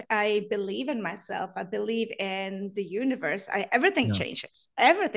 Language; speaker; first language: English; non-native, fluent; Norwegian